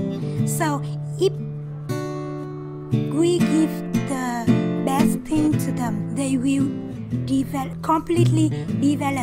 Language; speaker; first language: English; non-native, learner; Vietnamese